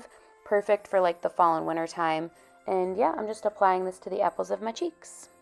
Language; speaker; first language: English; native; English